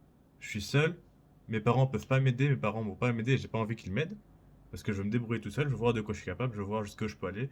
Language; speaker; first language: French; native; French